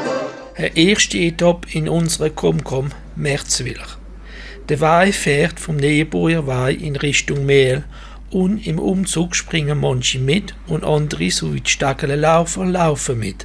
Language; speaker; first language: German; non-native, local second language; French